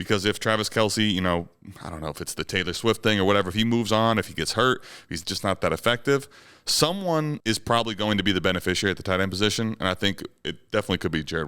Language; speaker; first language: English; native; English